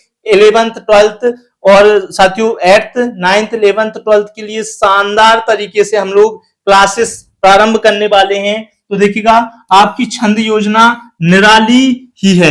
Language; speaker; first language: Hindi; native; Hindi